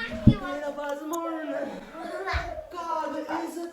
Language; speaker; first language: Russian; non-native, learner; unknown